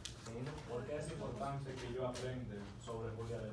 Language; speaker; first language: Spanish; early bilingual, other home language; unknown